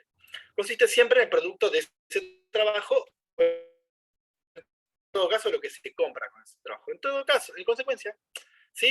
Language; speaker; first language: Spanish; native; Spanish